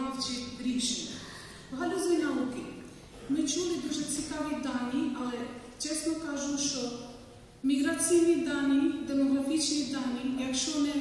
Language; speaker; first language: Ukrainian; non-native, fluent; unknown